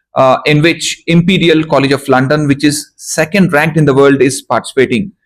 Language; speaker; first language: English; non-native, local second language; Telugu